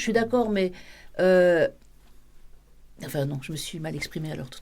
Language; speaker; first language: French; native; French